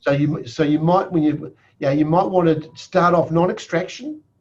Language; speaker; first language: English; native; English